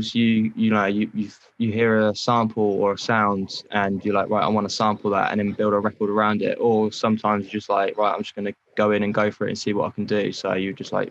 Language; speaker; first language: English; native; English